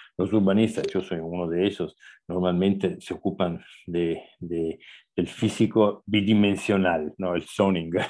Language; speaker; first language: Spanish; non-native, fluent; Italian